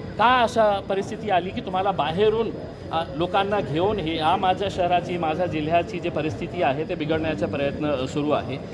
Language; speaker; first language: Marathi; non-native, local second language; Urdu